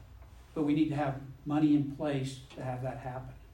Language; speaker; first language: English; native; English